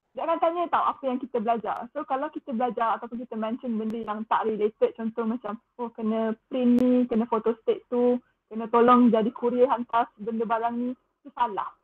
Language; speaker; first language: Malay; native; Malay